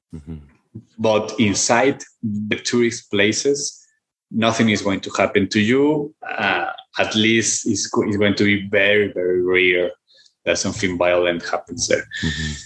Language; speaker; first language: English; non-native, fluent; Spanish